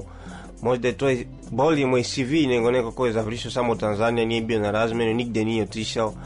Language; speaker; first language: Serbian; non-native, learner; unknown